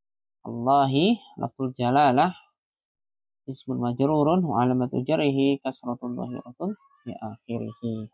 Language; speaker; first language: Arabic; non-native, learner; Indonesian